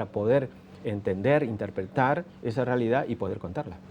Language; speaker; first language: Spanish; native; Spanish